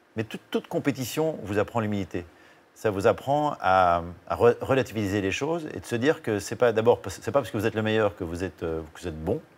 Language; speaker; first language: French; native; French